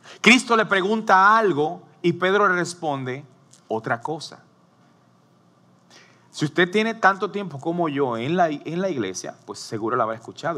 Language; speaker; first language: Spanish; native; Spanish